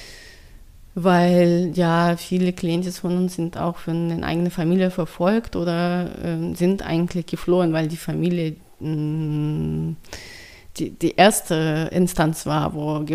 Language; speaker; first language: German; non-native, fluent; Russian